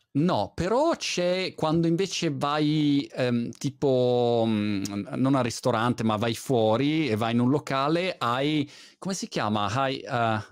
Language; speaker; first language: Italian; native; Italian